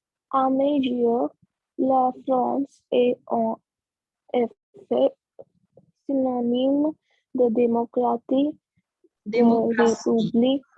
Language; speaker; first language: French; non-native, learner; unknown